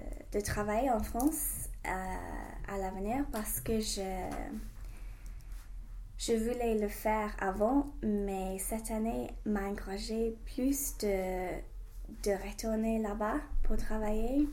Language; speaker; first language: French; non-native, fluent; English